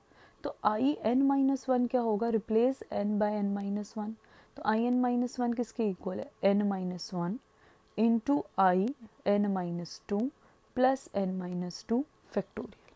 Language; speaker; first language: Hindi; native; Hindi